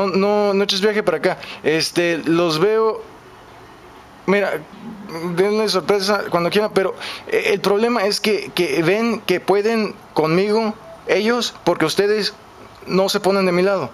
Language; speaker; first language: Spanish; native; Spanish